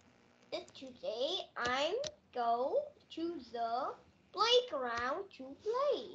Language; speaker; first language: English; non-native, learner; Vietnamese